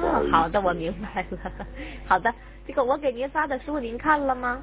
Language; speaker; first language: Chinese; native; Chinese